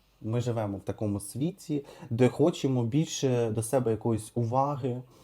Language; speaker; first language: Ukrainian; non-native, local second language; Russian